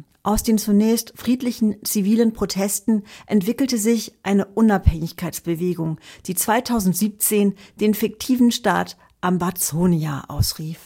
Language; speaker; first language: German; native; German